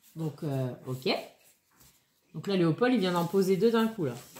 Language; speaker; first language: French; native; French